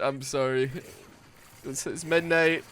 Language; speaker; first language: English; native; English